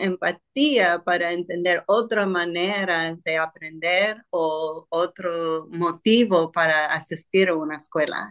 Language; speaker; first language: Spanish; non-native, fluent; English